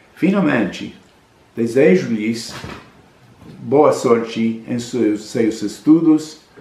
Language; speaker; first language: Portuguese; non-native, learner; English